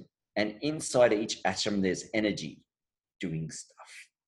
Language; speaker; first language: English; native; English